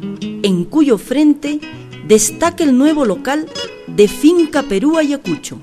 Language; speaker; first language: Spanish; native; Spanish